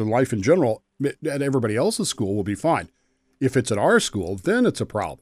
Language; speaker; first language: English; native; English